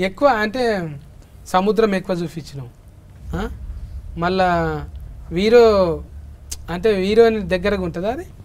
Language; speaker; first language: Telugu; native; Telugu